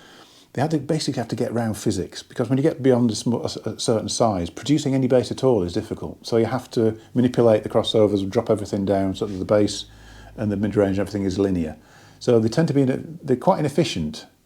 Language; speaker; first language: English; native; English